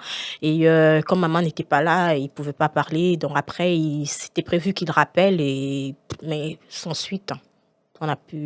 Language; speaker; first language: French; non-native, local second language; Lingala